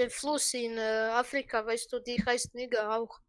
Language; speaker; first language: German; non-native, learner; Croatian